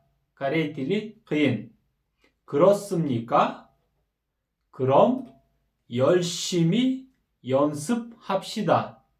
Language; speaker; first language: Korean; non-native, fluent; Kyrgyz